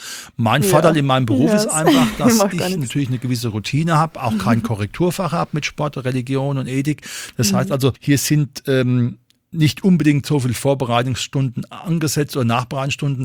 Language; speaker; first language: German; native; German